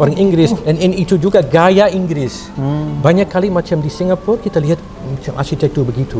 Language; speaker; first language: Indonesian; non-native, fluent; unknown